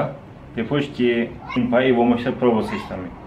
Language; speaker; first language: Portuguese; non-native, learner; Turkish